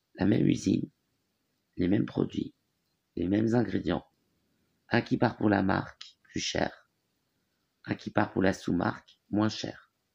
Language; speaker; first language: French; native; French